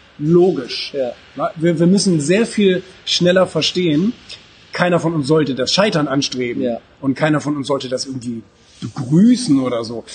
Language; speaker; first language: German; native; German